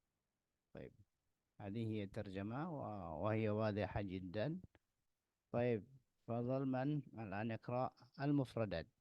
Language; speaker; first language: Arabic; non-native, fluent; Indonesian